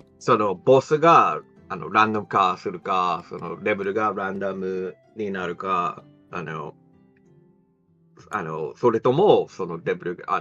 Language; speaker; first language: Japanese; non-native, fluent; English